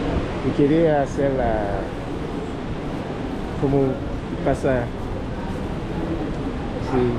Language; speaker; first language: Spanish; non-native, learner; Haitian Creole